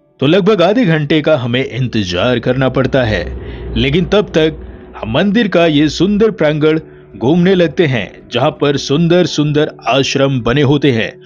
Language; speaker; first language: Hindi; native; Hindi